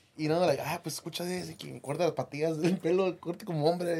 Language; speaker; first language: Spanish; early bilingual, heritage; Spanish